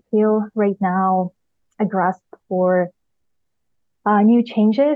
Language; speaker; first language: English; non-native, fluent; Ukrainian